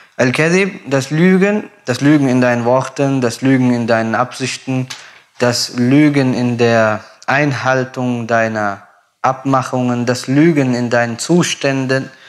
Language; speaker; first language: German; non-native, fluent; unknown